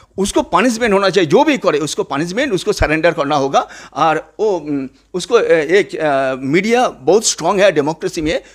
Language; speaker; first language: Hindi; non-native, local second language; Bangla